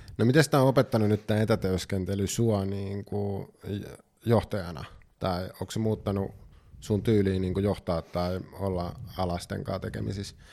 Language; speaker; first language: Finnish; native; Finnish